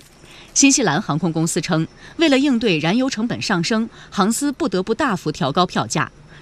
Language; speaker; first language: Chinese; native; Chinese